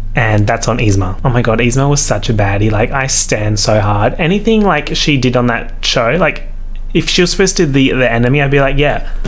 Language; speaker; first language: English; native; English